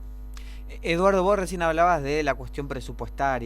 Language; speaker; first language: Spanish; native; Spanish